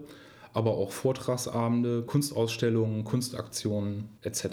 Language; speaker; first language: German; native; German